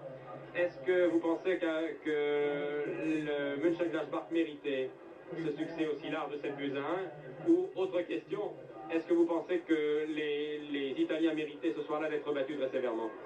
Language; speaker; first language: French; native; French